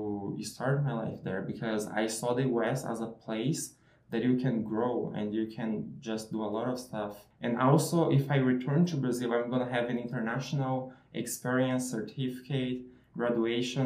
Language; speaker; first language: English; non-native, fluent; Portuguese